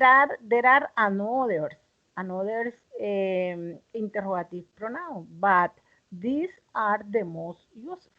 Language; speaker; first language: English; non-native, learner; Spanish